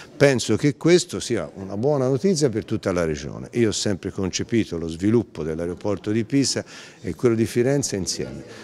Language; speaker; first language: Italian; native; Italian